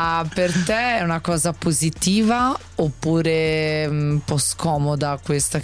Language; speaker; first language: Italian; native; Italian